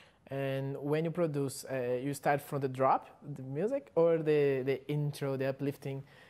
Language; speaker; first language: English; non-native, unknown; Portuguese